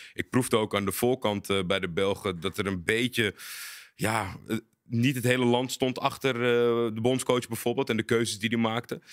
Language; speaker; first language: Dutch; native; Dutch